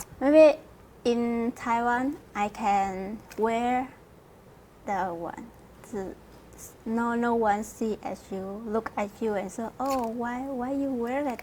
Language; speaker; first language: English; non-native, learner; Vietnamese